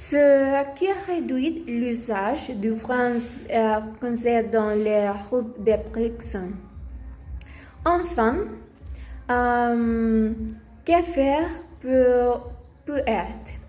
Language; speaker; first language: French; non-native, learner; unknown